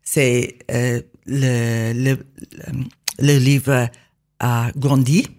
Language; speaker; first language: French; non-native, learner; English